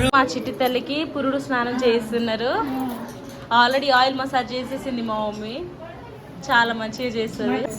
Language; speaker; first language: Telugu; non-native, local second language; Lambadi